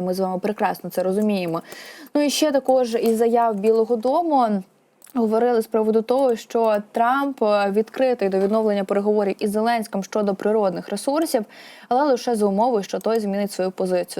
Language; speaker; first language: Ukrainian; native; Ukrainian